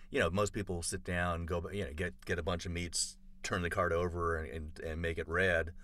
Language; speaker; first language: English; native; English